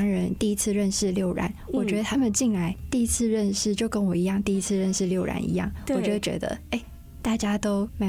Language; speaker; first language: Chinese; non-native, local second language; Cantonese